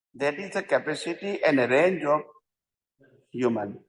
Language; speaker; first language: English; non-native, local second language; Gujarati